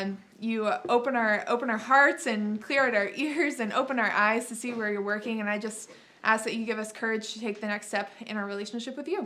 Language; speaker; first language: English; native; English